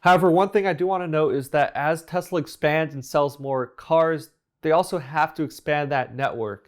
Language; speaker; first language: English; native; English